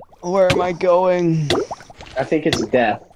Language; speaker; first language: English; native; English